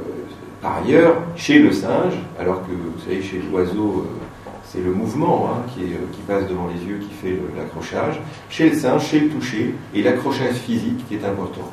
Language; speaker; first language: French; native; French